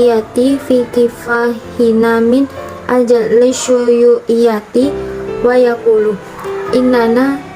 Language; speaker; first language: Arabic; non-native, learner; Indonesian